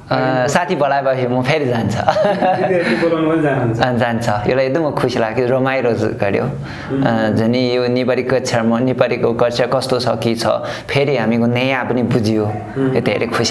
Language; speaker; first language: Nepali; non-native, learner; Chinese